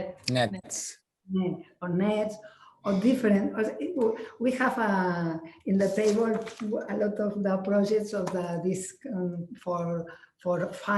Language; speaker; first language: English; non-native, learner; Spanish